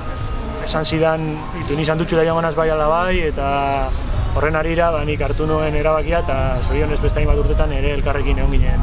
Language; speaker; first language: Basque; native; Basque